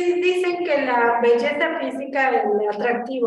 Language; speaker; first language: Spanish; native; Spanish